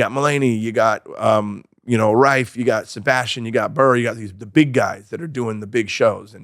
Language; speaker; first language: English; native; English